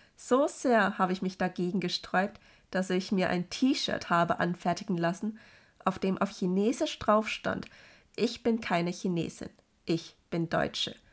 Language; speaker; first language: German; early bilingual, other home language; Cantonese